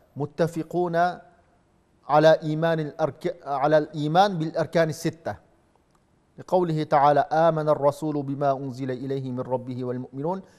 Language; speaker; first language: Arabic; non-native, fluent; Uyghur